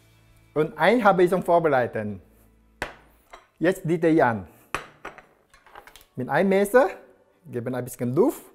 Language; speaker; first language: German; non-native, learner; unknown